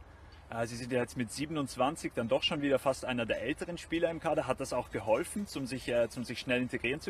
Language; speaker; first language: German; native; German